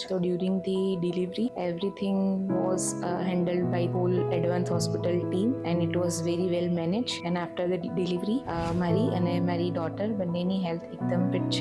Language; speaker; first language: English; non-native, local second language; Gujarati